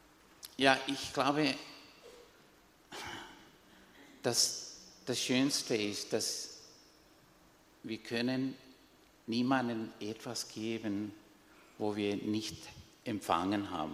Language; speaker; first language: German; non-native, fluent; Spanish